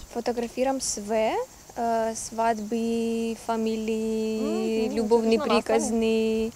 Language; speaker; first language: Macedonian; non-native, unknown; Ukrainian